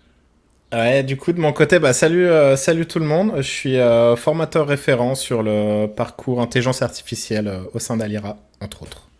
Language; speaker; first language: French; native; French